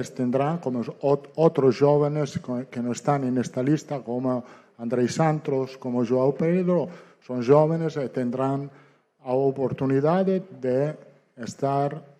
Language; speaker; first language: Spanish; non-native, fluent; Italian